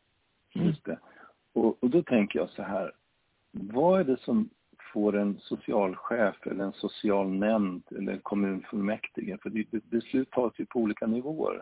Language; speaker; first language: Swedish; native; Swedish